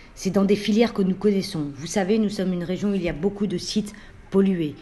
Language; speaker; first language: French; native; French